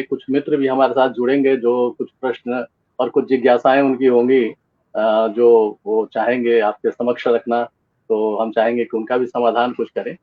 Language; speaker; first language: Hindi; native; Hindi